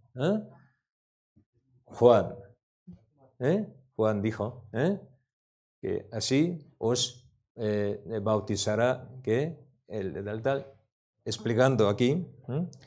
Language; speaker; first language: Spanish; non-native, learner; Korean